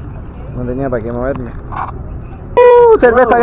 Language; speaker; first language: Spanish; native; Spanish